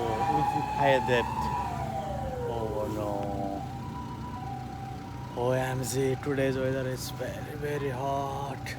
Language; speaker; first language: English; non-native, learner; Nepali